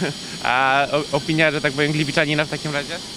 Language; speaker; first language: Polish; native; Polish